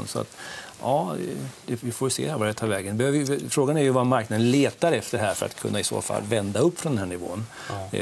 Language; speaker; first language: Swedish; native; Swedish